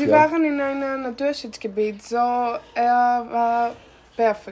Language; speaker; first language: German; non-native, learner; Greek